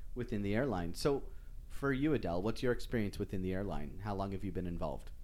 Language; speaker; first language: English; native; English